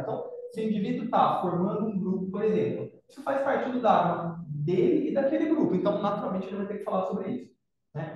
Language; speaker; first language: Portuguese; native; Portuguese